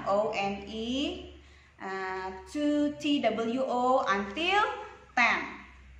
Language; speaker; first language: English; non-native, local second language; Indonesian